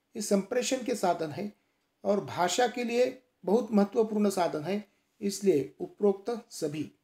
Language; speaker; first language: Hindi; non-native, local second language; Marathi